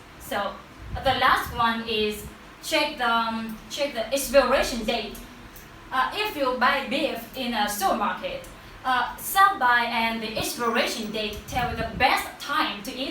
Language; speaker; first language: English; non-native, learner; Vietnamese